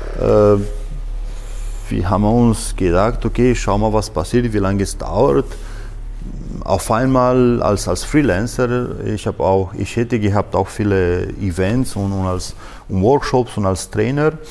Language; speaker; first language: German; non-native, fluent; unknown